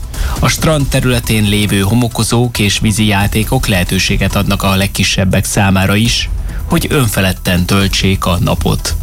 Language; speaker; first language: Hungarian; native; Hungarian